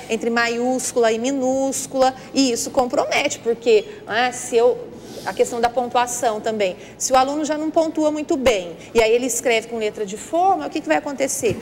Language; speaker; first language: Portuguese; native; Portuguese